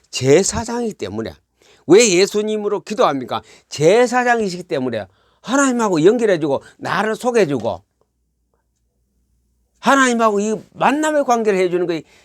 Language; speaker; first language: Korean; native; Korean